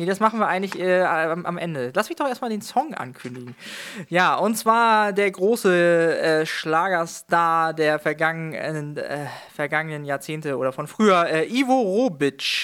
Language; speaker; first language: German; native; German